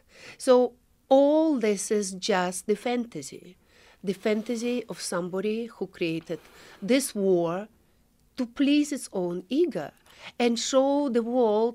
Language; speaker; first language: English; non-native, fluent; Ukrainian